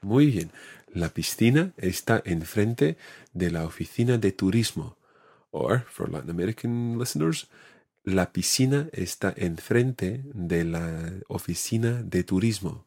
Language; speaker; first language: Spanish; non-native, fluent; English